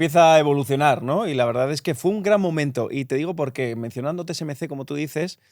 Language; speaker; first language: Spanish; native; Spanish